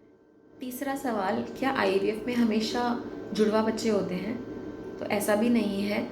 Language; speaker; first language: Hindi; native; Hindi